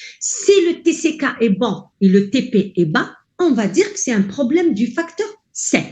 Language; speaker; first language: French; non-native, local second language; Arabic